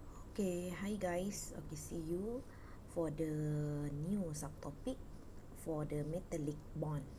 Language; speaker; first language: English; non-native, local second language; Malay